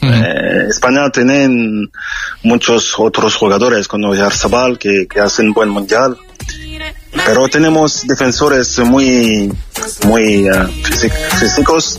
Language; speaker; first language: Spanish; non-native, fluent; French